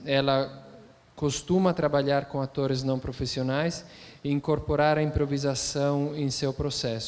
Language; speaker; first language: Portuguese; non-native, fluent; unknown